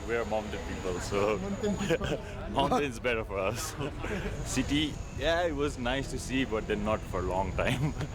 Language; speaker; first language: English; non-native, fluent; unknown